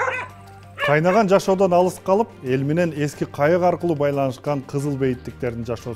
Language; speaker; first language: Kyrgyz; native; Kyrgyz